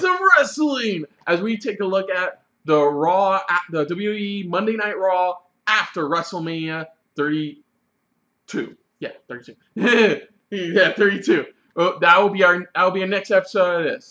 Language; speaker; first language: English; native; English